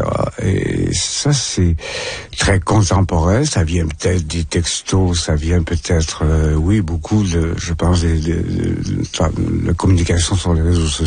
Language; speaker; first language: French; native; French